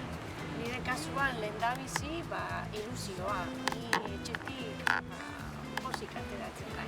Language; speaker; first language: Basque; non-native, fluent; Spanish